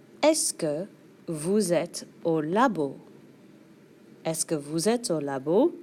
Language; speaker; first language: French; non-native, fluent; English